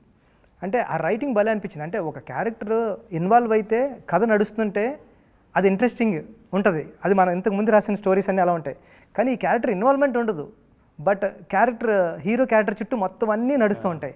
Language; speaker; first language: Telugu; native; Telugu